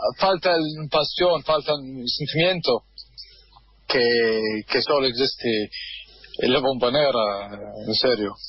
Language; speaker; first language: Spanish; non-native, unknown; Arabic